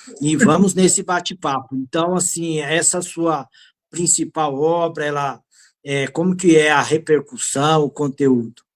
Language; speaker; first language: Portuguese; native; Portuguese